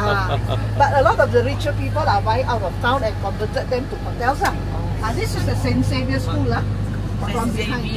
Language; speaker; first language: English; non-native, local second language; Chinese